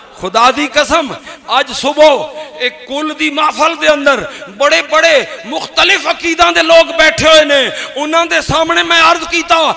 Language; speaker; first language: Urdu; non-native, local second language; Punjabi